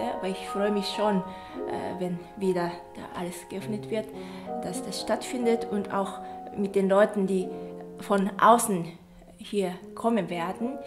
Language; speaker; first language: German; non-native, fluent; Japanese